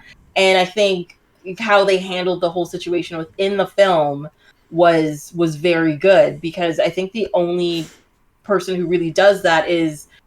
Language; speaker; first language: English; native; English